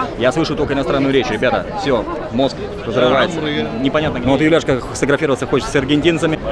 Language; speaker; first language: Russian; native; Russian